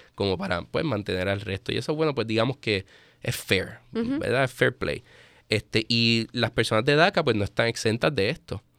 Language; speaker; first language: Spanish; native; Spanish